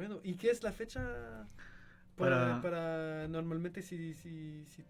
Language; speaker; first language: Spanish; non-native, learner; French